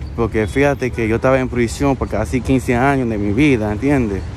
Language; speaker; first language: Spanish; early bilingual, heritage; Spanish